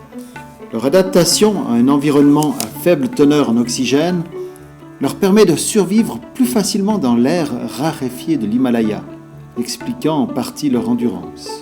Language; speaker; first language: French; native; French